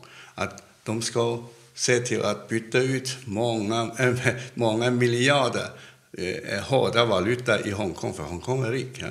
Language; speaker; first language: Swedish; non-native, fluent; Cantonese